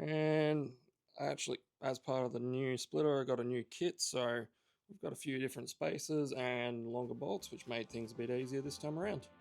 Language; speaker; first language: English; native; English